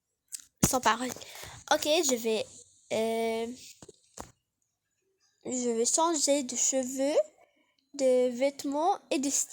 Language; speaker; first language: French; non-native, learner; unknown